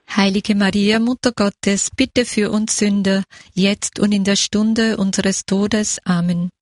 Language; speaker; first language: German; native; German